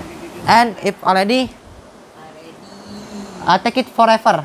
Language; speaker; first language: English; non-native, learner; Indonesian